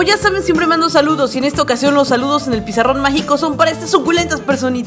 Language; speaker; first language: Spanish; native; Spanish